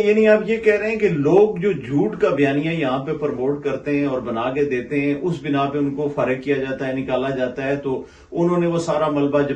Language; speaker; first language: Hindi; native; Hindi